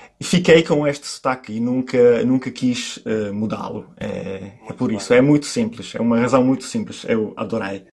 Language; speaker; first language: Portuguese; non-native, fluent; Italian